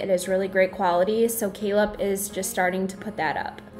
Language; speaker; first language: English; native; English